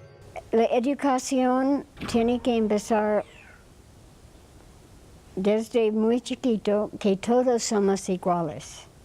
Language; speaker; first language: Spanish; non-native, fluent; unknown